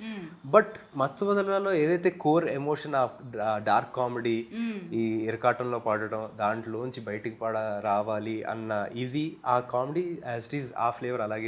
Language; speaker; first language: Telugu; native; Telugu